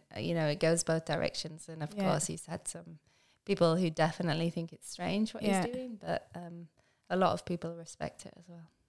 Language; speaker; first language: English; native; English